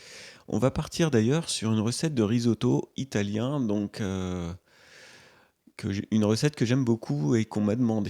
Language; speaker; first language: French; native; French